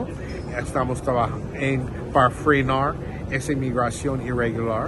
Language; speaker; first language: Spanish; non-native, fluent; English